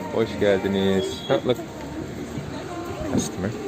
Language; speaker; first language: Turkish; non-native, learner; English